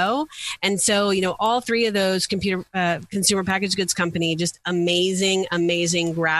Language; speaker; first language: English; native; English